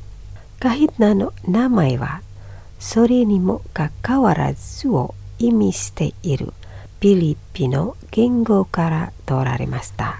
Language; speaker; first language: Japanese; non-native, fluent; Indonesian